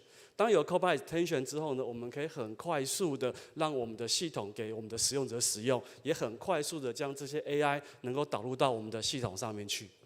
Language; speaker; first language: Chinese; native; Chinese